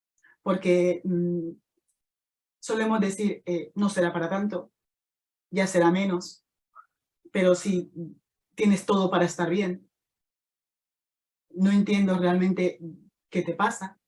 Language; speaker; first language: Spanish; native; Spanish